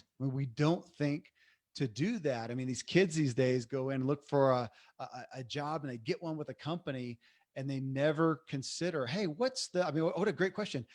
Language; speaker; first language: English; native; English